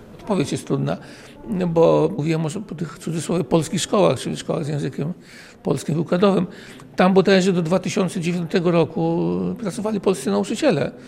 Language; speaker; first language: Polish; native; Polish